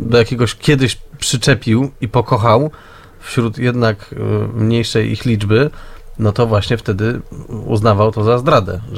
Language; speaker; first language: Polish; native; Polish